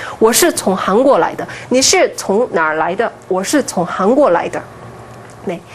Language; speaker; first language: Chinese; non-native, fluent; Korean